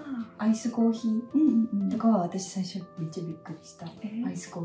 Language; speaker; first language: Japanese; non-native, fluent; Russian